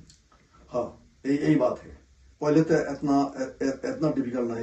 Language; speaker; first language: Hindi; non-native, local second language; Bangla